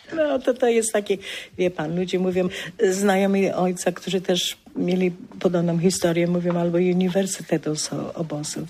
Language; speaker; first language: Polish; early bilingual, heritage; Polish